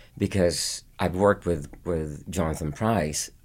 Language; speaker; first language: English; non-native, local second language; Filipino